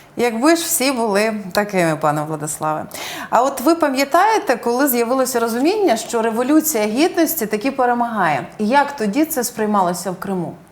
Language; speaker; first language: Ukrainian; native; Ukrainian